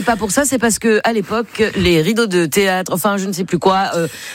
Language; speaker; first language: French; native; French